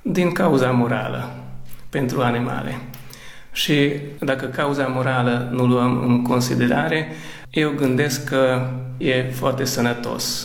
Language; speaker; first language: Romanian; early bilingual, heritage; Romanian